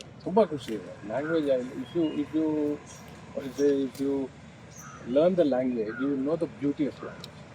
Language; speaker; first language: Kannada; non-native, learner; Telugu